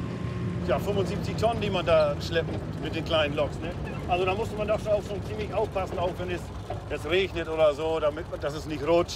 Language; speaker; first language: German; native; German